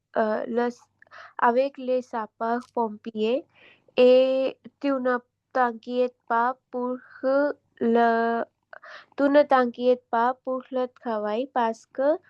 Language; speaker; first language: French; non-native, learner; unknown